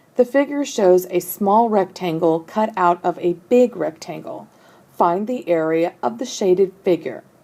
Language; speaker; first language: English; native; English